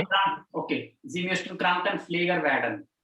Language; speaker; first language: German; non-native, fluent; Hindi